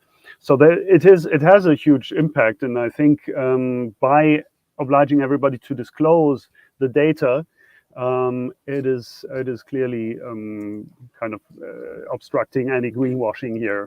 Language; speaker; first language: English; non-native, fluent; German